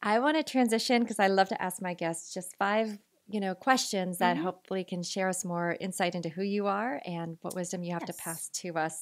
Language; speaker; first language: English; native; English